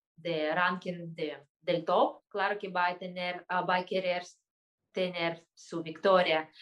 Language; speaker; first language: Spanish; non-native, fluent; Kyrgyz